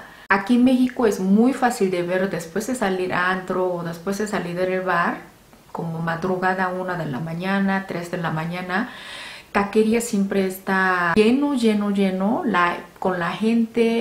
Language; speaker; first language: Spanish; non-native, fluent; Korean